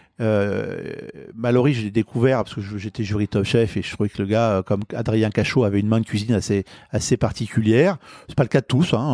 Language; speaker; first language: French; native; French